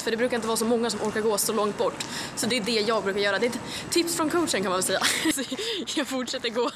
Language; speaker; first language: Swedish; native; Swedish